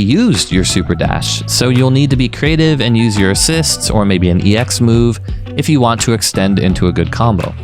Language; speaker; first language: English; native; English